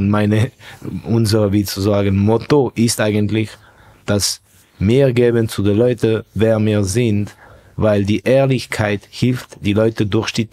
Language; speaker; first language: German; non-native, fluent; Estonian